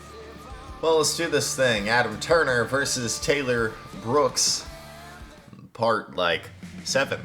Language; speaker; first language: English; native; English